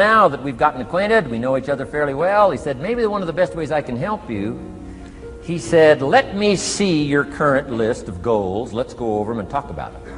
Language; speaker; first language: English; native; English